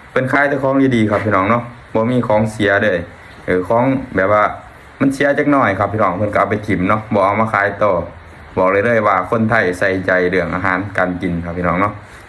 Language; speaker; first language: Thai; native; Thai